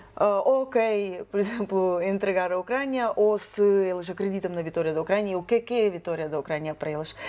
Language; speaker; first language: Portuguese; non-native, fluent; Ukrainian